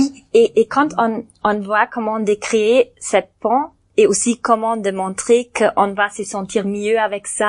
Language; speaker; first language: French; non-native, learner; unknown